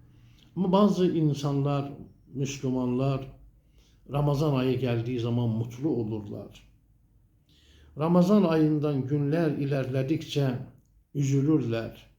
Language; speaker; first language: Turkish; native; Turkish